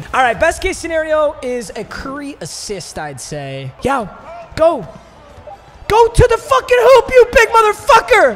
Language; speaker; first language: English; native; English